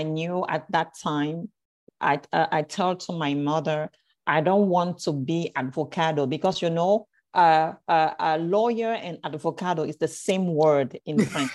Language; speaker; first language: English; non-native, fluent; French